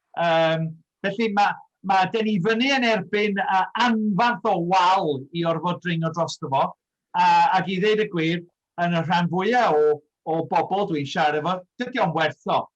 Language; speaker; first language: Welsh; early bilingual, heritage; Welsh